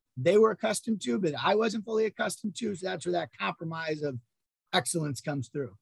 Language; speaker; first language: English; native; English